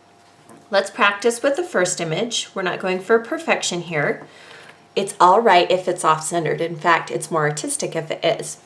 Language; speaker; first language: English; native; English